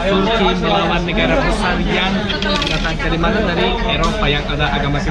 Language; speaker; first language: Indonesian; non-native, learner; Turkish